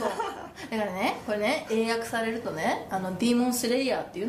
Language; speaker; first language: Japanese; native; Japanese